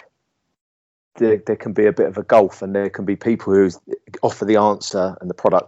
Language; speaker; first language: English; native; English